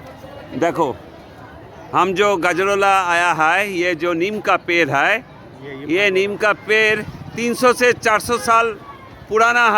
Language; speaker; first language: Hindi; non-native, local second language; Bangla